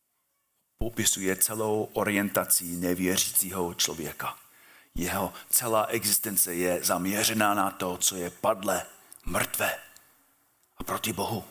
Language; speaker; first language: Czech; non-native, fluent; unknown